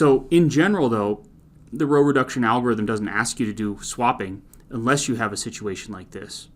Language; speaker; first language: English; native; English